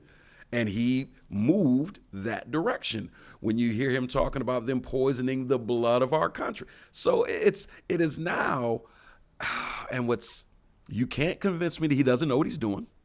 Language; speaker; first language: English; native; English